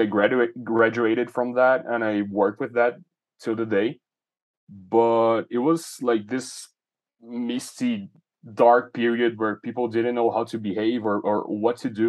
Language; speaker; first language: English; non-native, fluent; Portuguese